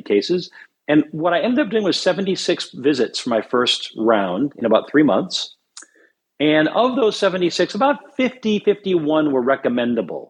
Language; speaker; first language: English; native; English